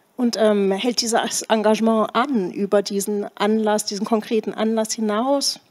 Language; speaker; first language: German; native; German